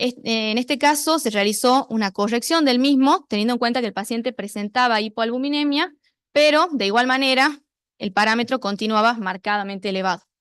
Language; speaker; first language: Spanish; native; Spanish